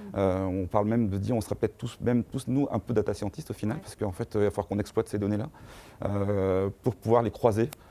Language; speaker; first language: French; native; French